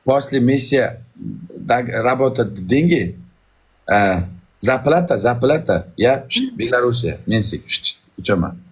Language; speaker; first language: Russian; non-native, learner; Uzbek